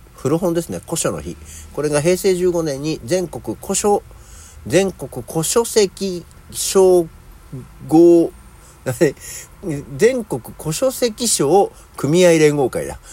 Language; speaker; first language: Japanese; native; Japanese